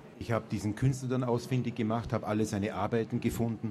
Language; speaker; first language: German; native; German